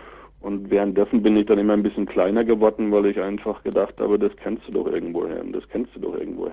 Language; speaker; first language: German; native; German